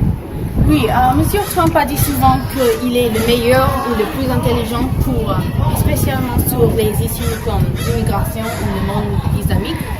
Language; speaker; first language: French; non-native, learner; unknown